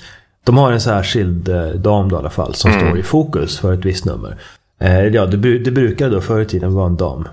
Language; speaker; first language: Swedish; native; Swedish